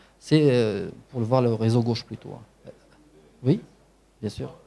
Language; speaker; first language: French; non-native, local second language; Arabic